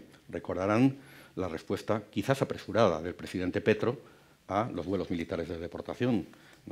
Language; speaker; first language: Spanish; native; Spanish